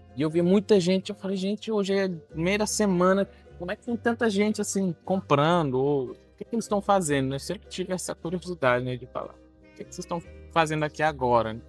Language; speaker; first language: Portuguese; non-native, local second language; Kabuverdianu